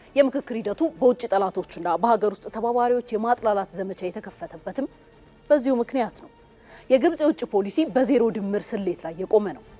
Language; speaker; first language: Amharic; native; Amharic